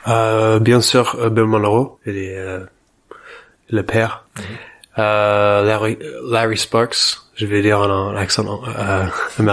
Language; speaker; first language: French; non-native, learner; English